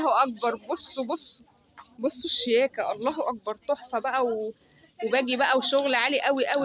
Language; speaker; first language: Arabic; native; Arabic